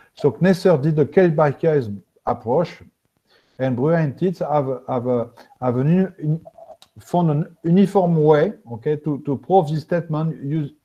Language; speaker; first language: English; non-native, fluent; French